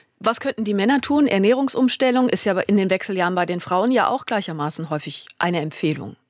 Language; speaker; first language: German; native; German